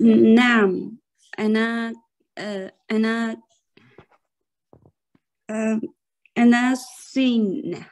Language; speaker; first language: Arabic; non-native, learner; Chinese